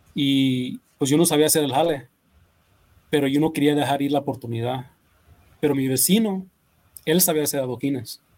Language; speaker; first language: Spanish; early bilingual, heritage; Spanish